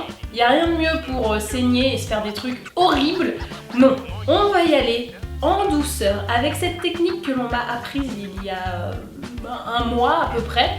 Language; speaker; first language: French; native; French